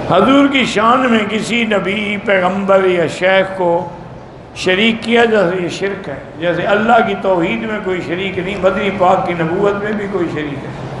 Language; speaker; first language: Urdu; early bilingual, heritage; Urdu